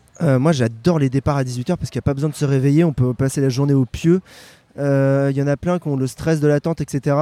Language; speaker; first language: French; native; French